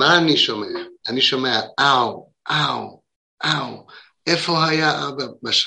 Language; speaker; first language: Hebrew; non-native, fluent; English